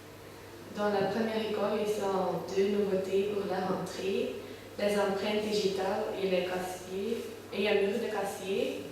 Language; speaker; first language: French; non-native, learner; Dutch